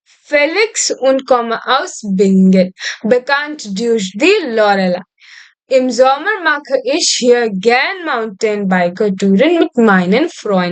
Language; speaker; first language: German; non-native, fluent; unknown